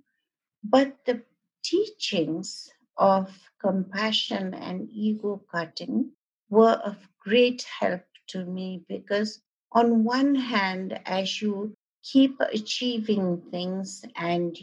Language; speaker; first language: English; non-native, local second language; Nepali